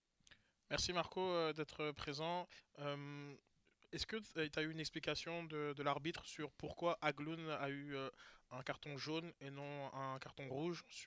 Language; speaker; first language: French; native; French